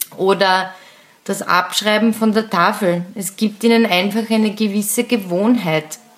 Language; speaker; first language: German; native; German